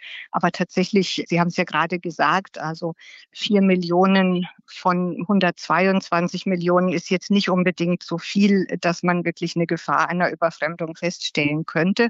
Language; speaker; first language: German; native; German